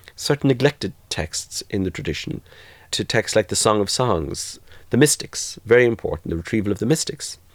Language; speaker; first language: English; native; English